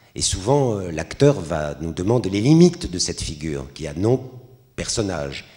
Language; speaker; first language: French; native; French